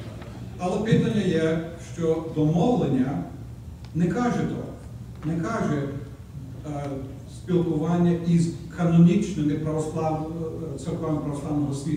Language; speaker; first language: Ukrainian; early bilingual, heritage; Ukrainian